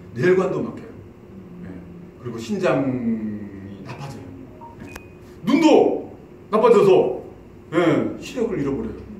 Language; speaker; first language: Korean; native; Korean